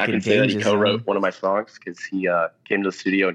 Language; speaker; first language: English; native; English